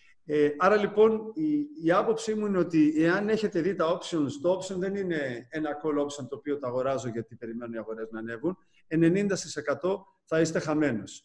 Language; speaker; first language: Greek; native; Greek